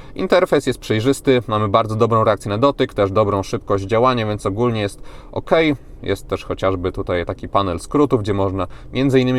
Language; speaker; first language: Polish; native; Polish